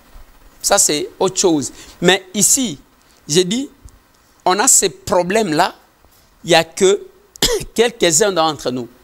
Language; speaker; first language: French; non-native, local second language; Lingala